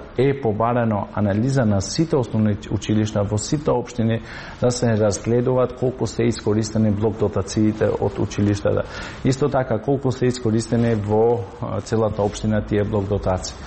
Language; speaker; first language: Macedonian; non-native, local second language; Albanian